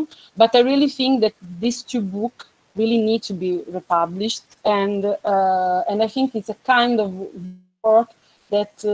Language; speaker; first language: English; non-native, fluent; Portuguese